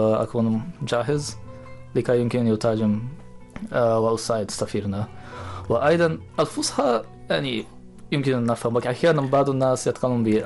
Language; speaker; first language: Arabic; non-native, learner; Japanese